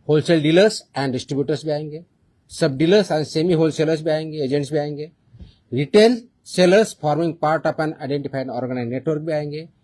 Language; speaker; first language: Hindi; non-native, local second language; Marathi